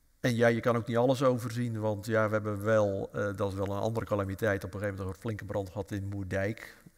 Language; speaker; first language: Dutch; native; Dutch